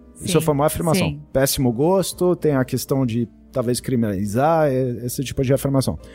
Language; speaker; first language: Portuguese; non-native, fluent; French